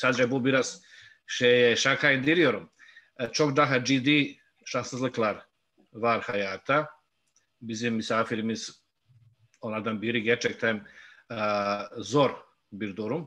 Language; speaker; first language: Turkish; non-native, fluent; Bosnian